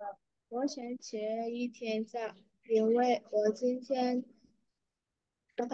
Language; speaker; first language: Chinese; non-native, learner; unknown